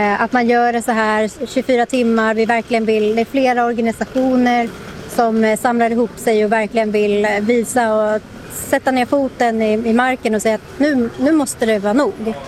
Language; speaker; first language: Swedish; native; Swedish